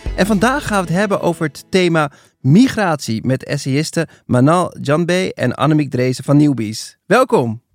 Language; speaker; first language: Dutch; native; Dutch